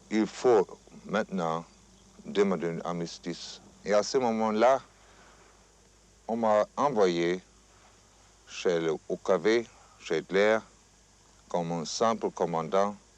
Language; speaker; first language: French; non-native, fluent; German